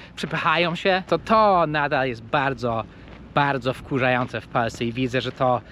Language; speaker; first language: Polish; non-native, fluent; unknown